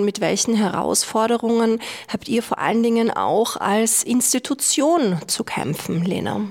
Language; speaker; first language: German; native; German